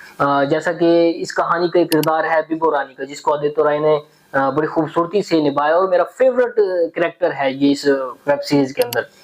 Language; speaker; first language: Urdu; native; Urdu